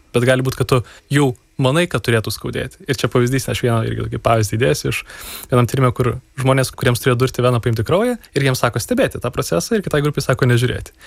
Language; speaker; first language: Lithuanian; native; Lithuanian